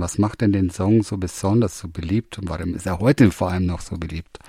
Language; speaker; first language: German; native; German